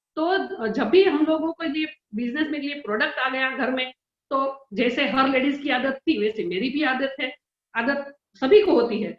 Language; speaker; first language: Hindi; non-native, local second language; Gujarati